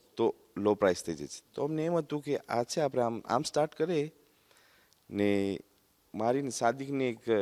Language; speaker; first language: Gujarati; early bilingual, heritage; Gujarati